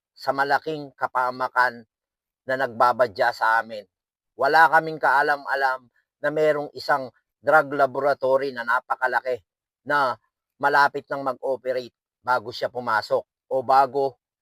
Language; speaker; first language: Filipino; native; Filipino